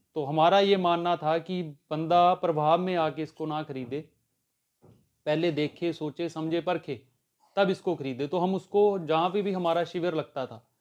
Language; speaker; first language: Hindi; native; Hindi